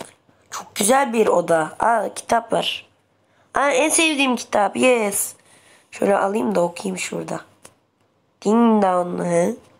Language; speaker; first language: Turkish; native; Turkish